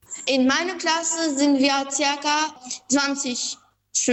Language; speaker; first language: German; non-native, fluent; Albanian